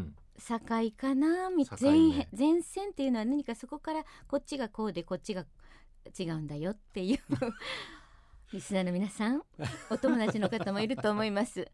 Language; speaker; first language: Japanese; native; Japanese